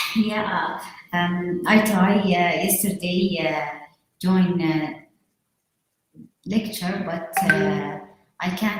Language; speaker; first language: English; non-native, learner; Arabic